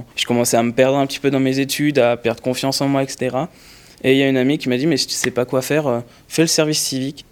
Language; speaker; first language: French; native; French